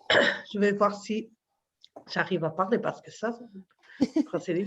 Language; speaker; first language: French; non-native, fluent; Portuguese